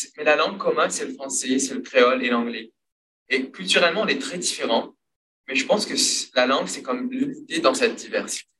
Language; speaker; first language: French; non-native, local second language; Morisyen